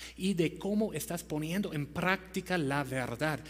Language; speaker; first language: Spanish; non-native, fluent; English